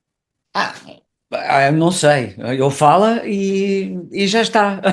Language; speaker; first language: Portuguese; non-native, fluent; English